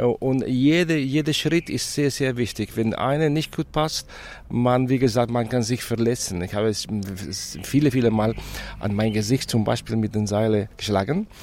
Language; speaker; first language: German; non-native, fluent; Spanish